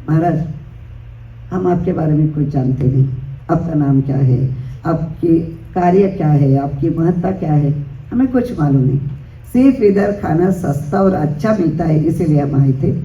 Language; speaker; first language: Hindi; non-native, local second language; Marathi